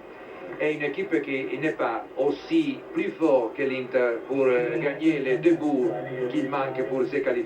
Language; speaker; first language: French; non-native, fluent; Italian